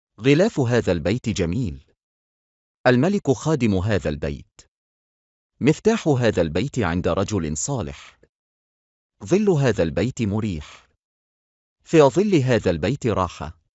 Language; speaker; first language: Arabic; non-native, fluent; Bangla